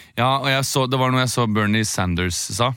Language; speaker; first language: Norwegian; native; Norwegian